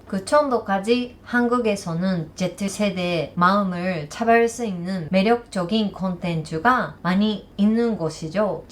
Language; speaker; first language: Korean; non-native, learner; Japanese